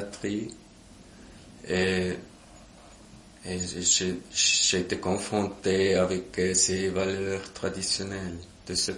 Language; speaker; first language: French; non-native, local second language; German